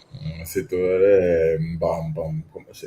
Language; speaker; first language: Spanish; non-native, learner; English